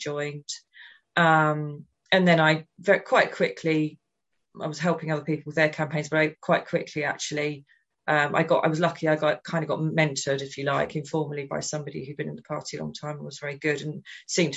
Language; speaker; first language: English; native; English